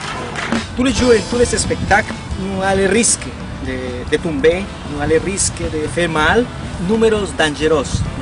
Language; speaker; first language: French; non-native, learner; Spanish